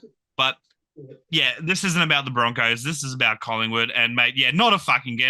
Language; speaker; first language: English; native; English